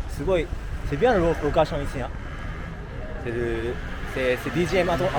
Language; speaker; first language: French; non-native, learner; Japanese